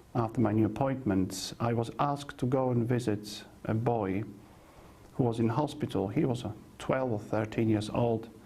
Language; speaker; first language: English; non-native, fluent; Polish